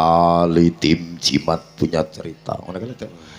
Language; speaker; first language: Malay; non-native, local second language; Javanese